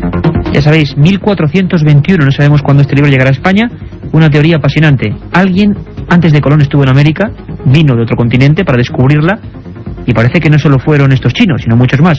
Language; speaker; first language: Spanish; native; Spanish